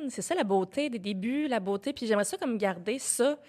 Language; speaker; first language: French; native; French